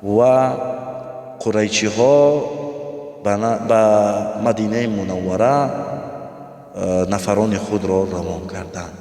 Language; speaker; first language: Persian; native; Persian